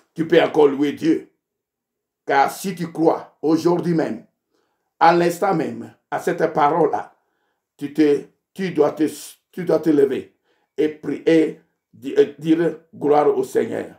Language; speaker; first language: French; non-native, local second language; Ewe